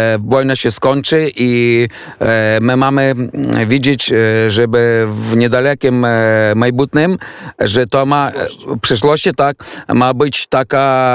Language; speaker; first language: Polish; non-native, fluent; Ukrainian